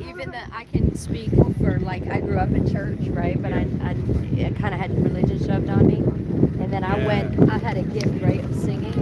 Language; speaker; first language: English; native; English